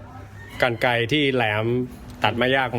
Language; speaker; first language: Thai; non-native, fluent; English